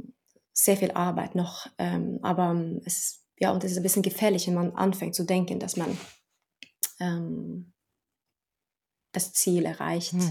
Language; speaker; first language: German; non-native, fluent; Norwegian